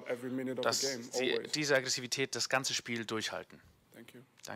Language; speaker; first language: German; non-native, fluent; French